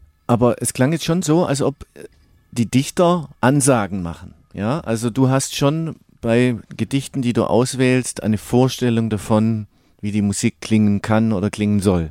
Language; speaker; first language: German; native; German